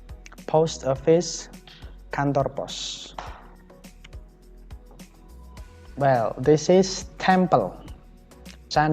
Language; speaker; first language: English; non-native, fluent; Indonesian